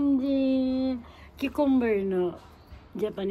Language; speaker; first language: Japanese; non-native, learner; Filipino